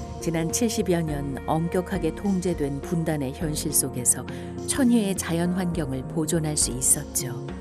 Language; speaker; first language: Korean; native; Korean